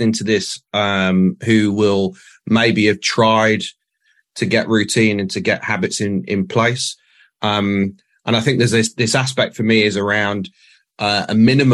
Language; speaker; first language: English; native; English